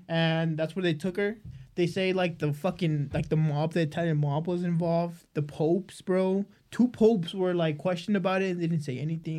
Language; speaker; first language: English; early bilingual, other home language; Spanish